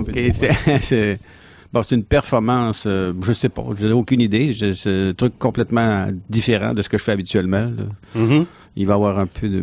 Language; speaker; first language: French; native; French